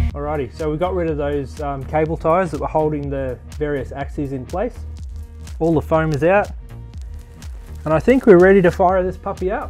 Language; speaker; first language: English; native; English